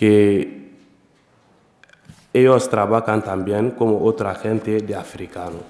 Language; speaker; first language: Spanish; non-native, learner; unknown